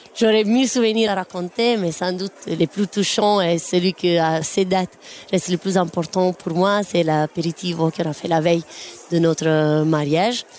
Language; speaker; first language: French; non-native, fluent; Italian